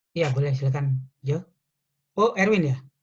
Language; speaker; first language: Indonesian; native; Indonesian